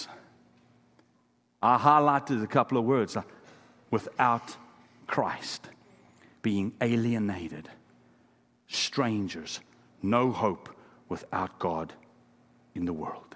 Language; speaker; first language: English; non-native, local second language; Afrikaans